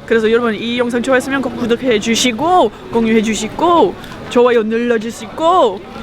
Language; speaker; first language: Korean; non-native, fluent; English